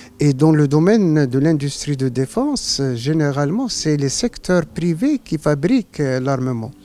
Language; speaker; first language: French; non-native, local second language; Arabic